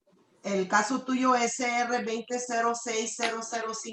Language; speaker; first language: Spanish; native; Spanish